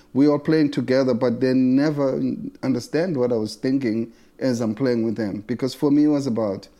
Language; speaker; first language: English; non-native, local second language; Zulu